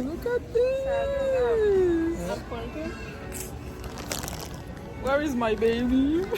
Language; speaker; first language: English; non-native, learner; Haitian Creole